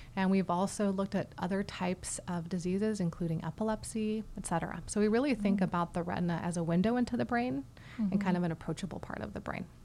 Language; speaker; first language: English; native; English